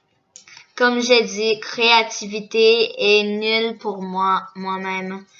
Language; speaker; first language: French; early bilingual, other home language; Korean